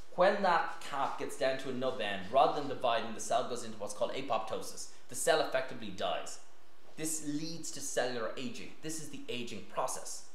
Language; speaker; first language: English; native; English